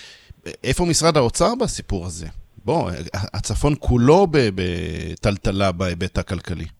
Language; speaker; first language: Hebrew; native; Hebrew